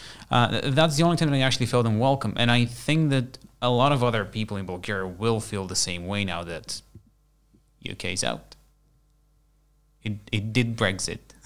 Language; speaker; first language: English; non-native, fluent; Bulgarian